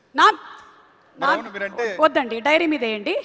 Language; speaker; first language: Telugu; native; Telugu